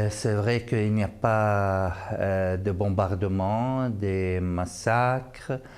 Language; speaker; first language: French; non-native, fluent; Arabic